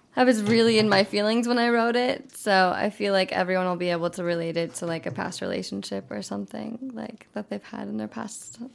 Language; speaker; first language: English; native; English